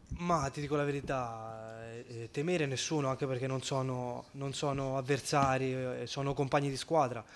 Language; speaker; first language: Italian; native; Italian